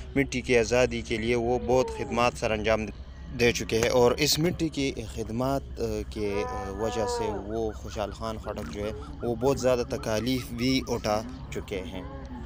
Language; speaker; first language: Urdu; non-native, local second language; Pashto